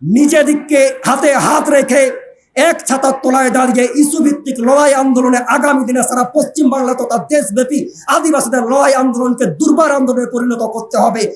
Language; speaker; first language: Bangla; non-native, local second language; Santali